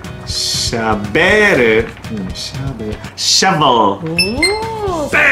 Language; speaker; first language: Japanese; non-native, learner; English